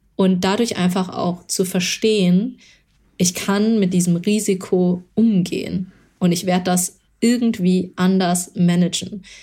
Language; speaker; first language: German; early bilingual, other home language; Chinese